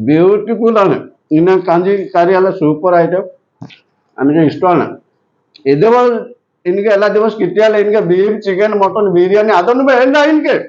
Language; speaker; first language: Malayalam; non-native, fluent; Odia